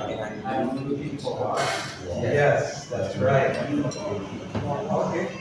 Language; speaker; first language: English; non-native, fluent; Indonesian